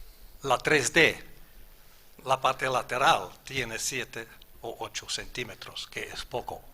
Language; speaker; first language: Spanish; non-native, fluent; German